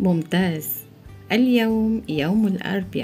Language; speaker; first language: Arabic; non-native, fluent; Malay